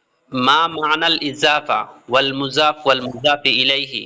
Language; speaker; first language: Arabic; non-native, fluent; Bangla